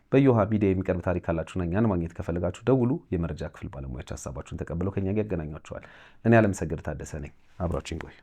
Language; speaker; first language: Amharic; native; Amharic